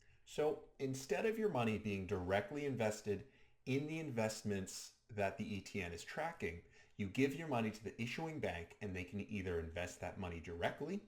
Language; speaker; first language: English; native; English